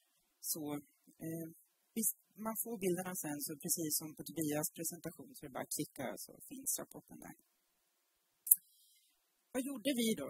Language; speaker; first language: Swedish; native; Swedish